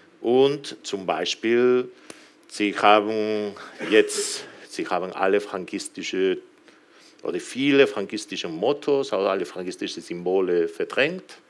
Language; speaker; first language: German; non-native, fluent; Spanish